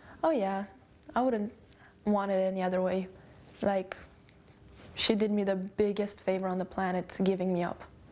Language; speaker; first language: English; early bilingual, other home language; Romanian